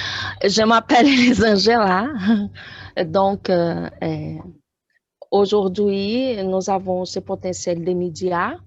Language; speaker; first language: French; non-native, fluent; Portuguese